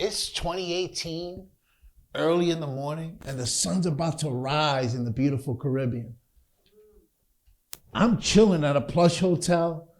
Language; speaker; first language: English; native; English